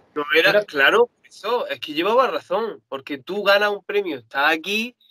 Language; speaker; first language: Spanish; native; Spanish